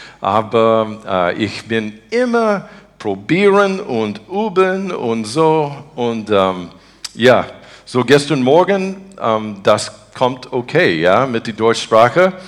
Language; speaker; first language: German; non-native, learner; English